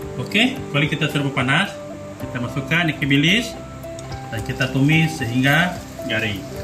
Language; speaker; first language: Malay; non-native, local second language; Iban